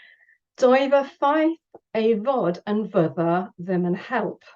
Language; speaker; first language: Welsh; non-native, learner; English